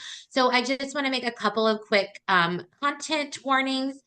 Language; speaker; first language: English; native; English